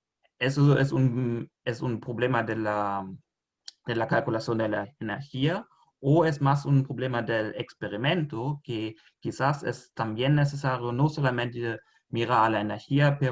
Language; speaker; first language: Spanish; non-native, fluent; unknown